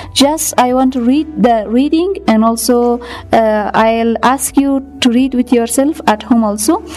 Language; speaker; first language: English; non-native, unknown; Persian